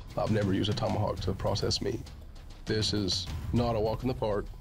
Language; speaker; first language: English; native; English